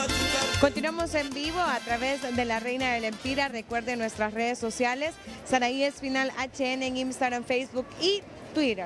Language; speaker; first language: Spanish; native; Spanish